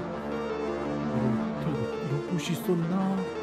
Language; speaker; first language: Korean; native; Korean